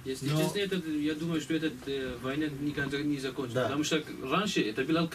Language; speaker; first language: Russian; non-native, learner; Kurdish